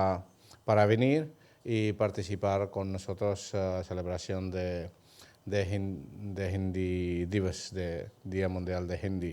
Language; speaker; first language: Spanish; non-native, fluent; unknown